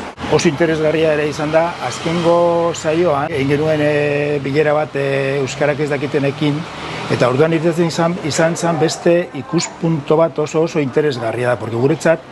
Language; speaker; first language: Basque; non-native, learner; Spanish